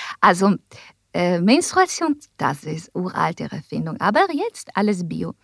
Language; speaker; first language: German; non-native, learner; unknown